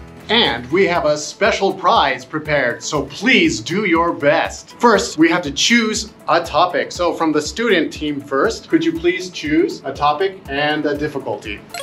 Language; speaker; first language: English; native; English